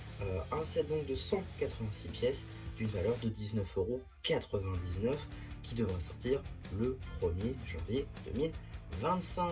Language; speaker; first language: French; native; French